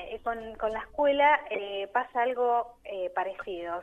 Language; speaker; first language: Spanish; native; Spanish